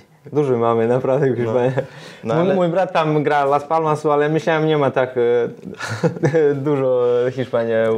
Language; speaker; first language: Polish; non-native, learner; Serbian